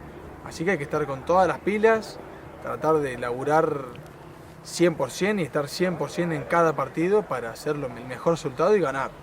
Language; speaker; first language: Spanish; native; Spanish